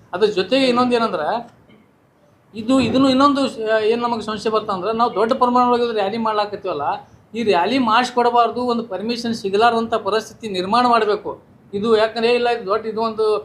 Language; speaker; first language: Kannada; native; Kannada